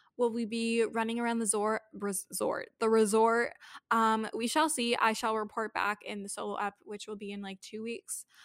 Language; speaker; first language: English; native; English